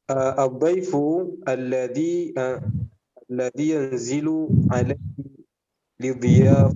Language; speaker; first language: Arabic; non-native, learner; Indonesian